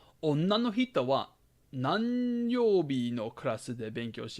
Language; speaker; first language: Japanese; non-native, fluent; English